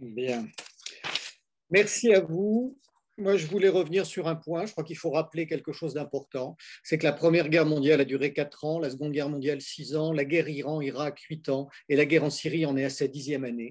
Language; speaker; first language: French; native; French